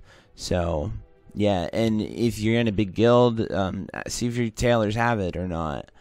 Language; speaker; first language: English; native; English